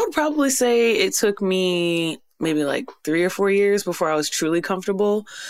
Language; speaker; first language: English; native; English